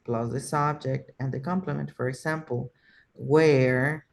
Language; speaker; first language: English; non-native, fluent; Spanish